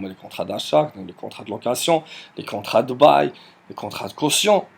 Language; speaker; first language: French; non-native, local second language; Arabic